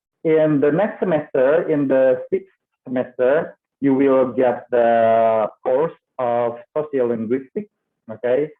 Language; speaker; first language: English; non-native, fluent; Indonesian